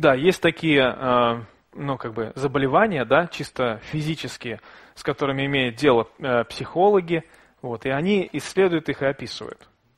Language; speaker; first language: Russian; native; Russian